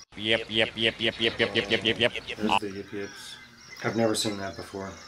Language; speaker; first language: English; native; English